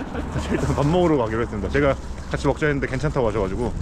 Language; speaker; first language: Korean; native; Korean